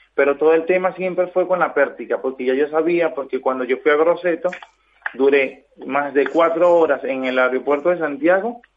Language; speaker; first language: Spanish; native; Spanish